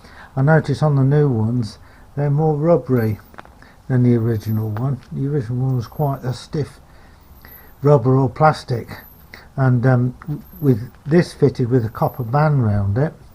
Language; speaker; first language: English; native; English